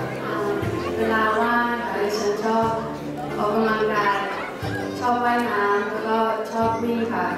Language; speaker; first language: Thai; early bilingual, heritage; Thai